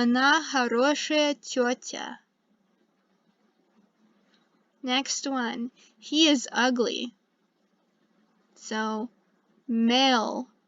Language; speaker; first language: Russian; non-native, fluent; English